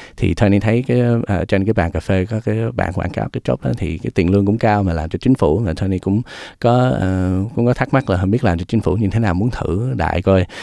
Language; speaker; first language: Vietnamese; early bilingual, heritage; Vietnamese